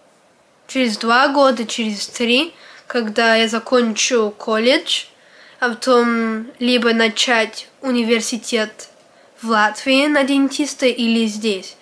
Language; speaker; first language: Russian; early bilingual, heritage; Russian